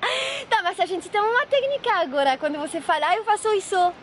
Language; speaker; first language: Portuguese; non-native, learner; French